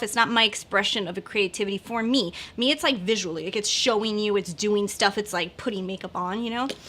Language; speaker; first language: English; native; English